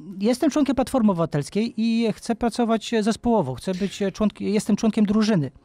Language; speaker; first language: Polish; native; Polish